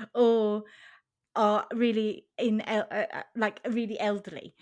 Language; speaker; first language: English; non-native, fluent; German